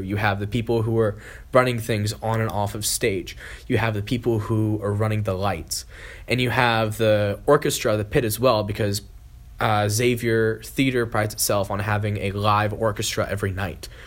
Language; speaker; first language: English; native; English